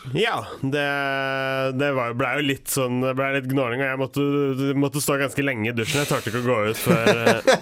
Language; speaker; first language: Norwegian; native; Norwegian